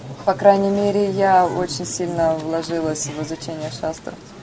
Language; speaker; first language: Russian; native; Russian